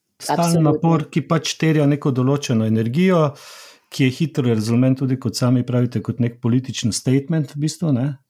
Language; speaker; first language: Slovenian; native; Slovenian